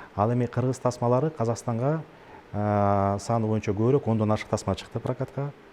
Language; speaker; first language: Kyrgyz; native; Kyrgyz